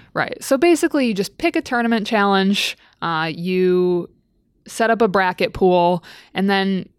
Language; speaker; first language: English; native; English